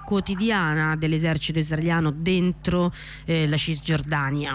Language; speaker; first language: Italian; native; Italian